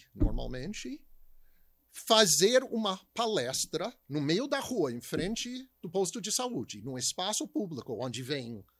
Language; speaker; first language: Portuguese; non-native, fluent; English